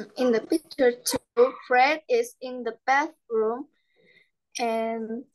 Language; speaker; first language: English; non-native, learner; Vietnamese